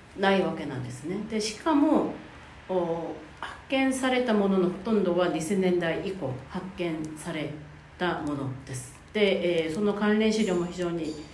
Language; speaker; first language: Japanese; non-native, fluent; Korean